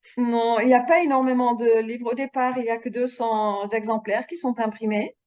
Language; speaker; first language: French; non-native, fluent; Dutch